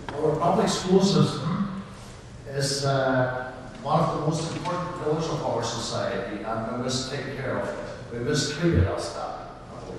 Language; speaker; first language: English; non-native, fluent; Swiss German